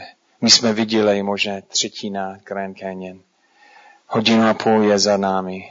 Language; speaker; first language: Czech; non-native, fluent; English